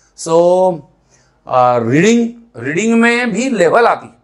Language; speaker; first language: Hindi; non-native, local second language; Marathi